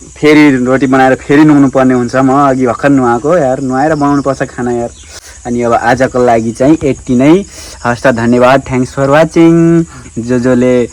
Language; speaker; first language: Nepali; non-native, local second language; Rana Tharu